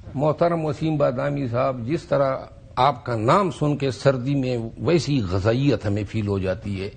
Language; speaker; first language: Urdu; non-native, local second language; Pashto